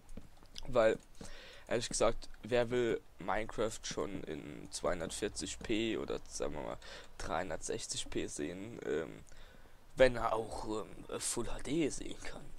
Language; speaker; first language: German; native; German